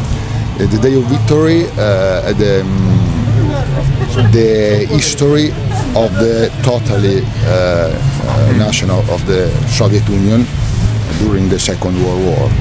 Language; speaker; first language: English; non-native, learner; Italian